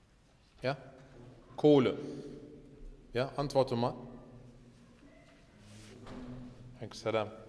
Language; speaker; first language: German; early bilingual, other home language; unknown